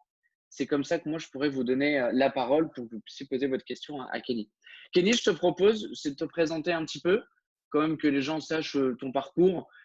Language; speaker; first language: French; native; French